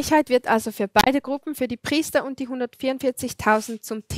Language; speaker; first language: German; non-native, fluent; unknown